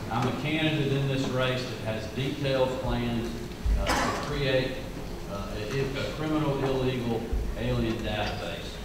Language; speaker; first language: English; native; English